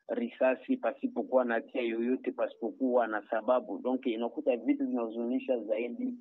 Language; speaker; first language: Swahili; native; Swahili